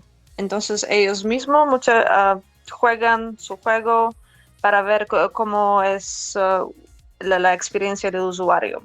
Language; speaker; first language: Spanish; non-native, fluent; Polish